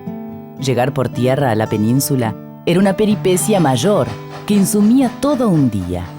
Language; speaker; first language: Spanish; native; Spanish